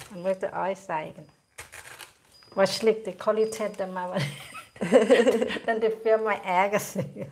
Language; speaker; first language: German; non-native, learner; Thai